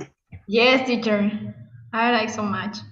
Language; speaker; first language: English; non-native, learner; Spanish